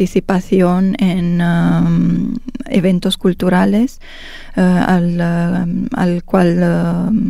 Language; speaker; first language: Spanish; non-native, fluent; Romanian